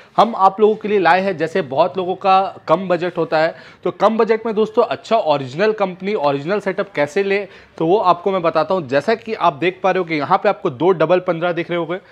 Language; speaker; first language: Hindi; native; Hindi